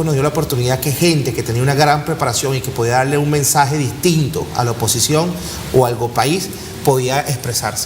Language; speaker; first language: Spanish; native; Spanish